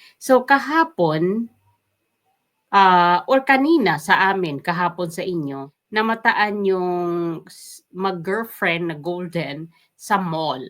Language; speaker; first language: Filipino; native; Filipino